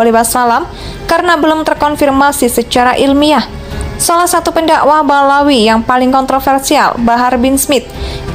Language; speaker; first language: Indonesian; native; Indonesian